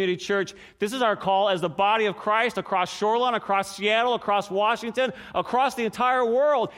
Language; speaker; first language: English; native; English